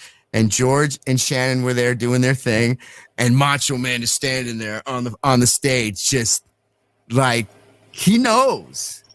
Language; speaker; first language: English; native; English